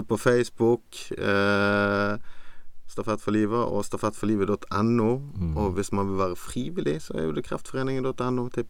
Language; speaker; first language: Norwegian; native; Norwegian